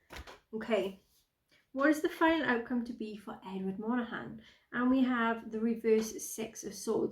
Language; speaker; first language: English; native; English